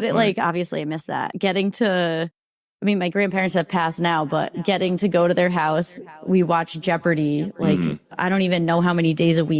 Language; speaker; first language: English; native; English